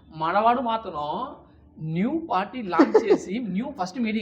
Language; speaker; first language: Telugu; non-native, local second language; Tamil